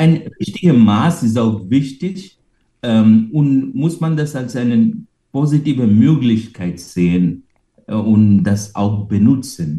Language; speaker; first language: German; non-native, fluent; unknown